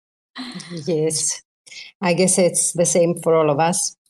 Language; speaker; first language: English; non-native, fluent; Greek